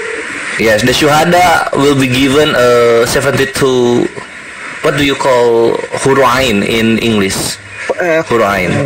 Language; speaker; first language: English; non-native, fluent; Indonesian